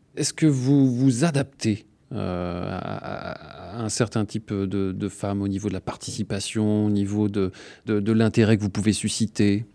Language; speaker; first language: French; native; French